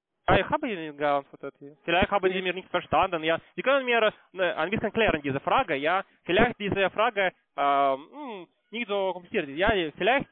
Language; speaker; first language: German; non-native, learner; Russian